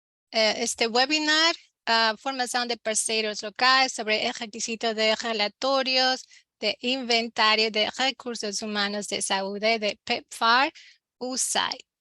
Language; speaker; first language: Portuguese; non-native, learner; Spanish